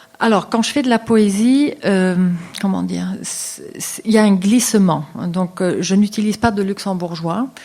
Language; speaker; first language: French; non-native, local second language; Luxembourgish